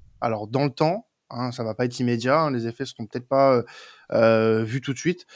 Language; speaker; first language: French; native; French